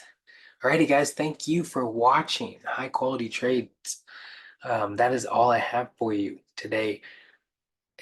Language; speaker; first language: English; native; English